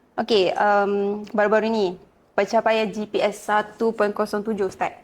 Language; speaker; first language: Malay; native; Malay